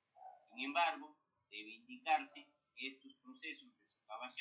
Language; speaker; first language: Spanish; native; Spanish